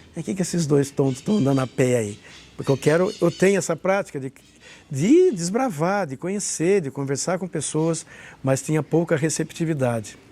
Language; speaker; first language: Portuguese; native; Portuguese